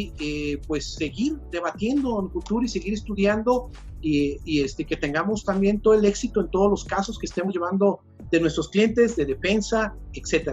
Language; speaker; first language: Spanish; native; Spanish